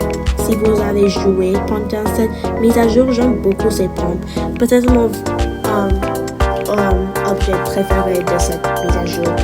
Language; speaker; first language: French; non-native, learner; English